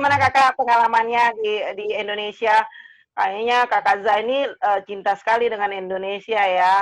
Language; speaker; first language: Indonesian; native; Indonesian